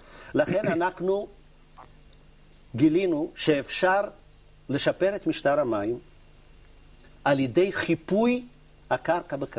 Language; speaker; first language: Hebrew; native; Hebrew